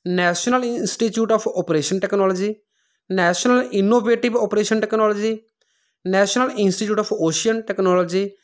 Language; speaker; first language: Hindi; non-native, local second language; Punjabi